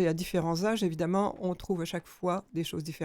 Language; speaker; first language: French; native; French